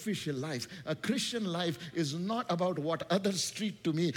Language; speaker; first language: English; non-native, local second language; Hindi